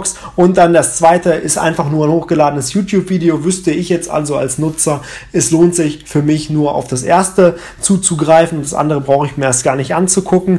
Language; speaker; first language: German; native; German